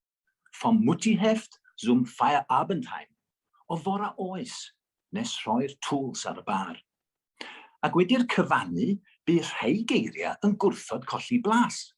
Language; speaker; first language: Welsh; native; Welsh